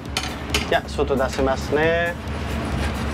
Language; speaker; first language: Japanese; non-native, learner; Nepali